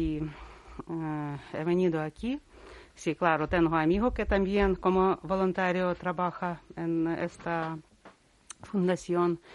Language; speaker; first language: Spanish; non-native, learner; Russian